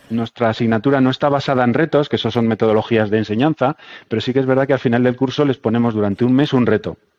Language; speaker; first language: Spanish; native; Spanish